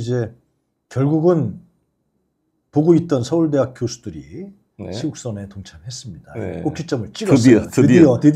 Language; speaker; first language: Korean; native; Korean